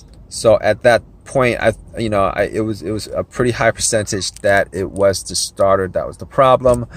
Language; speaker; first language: English; native; English